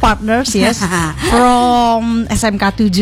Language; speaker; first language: English; non-native, learner; Indonesian